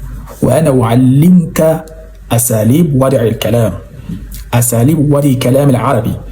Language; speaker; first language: Arabic; non-native, fluent; Yoruba